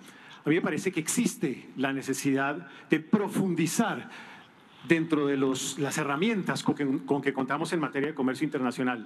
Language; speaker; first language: Spanish; native; Spanish